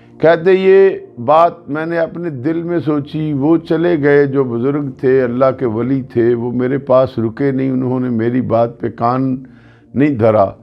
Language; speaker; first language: Urdu; non-native, local second language; Punjabi